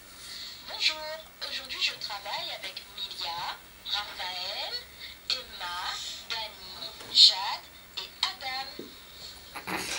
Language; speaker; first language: French; native; French